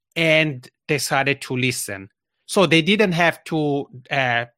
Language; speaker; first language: English; non-native, fluent; Italian